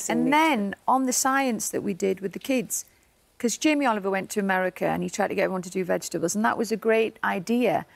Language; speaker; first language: English; native; English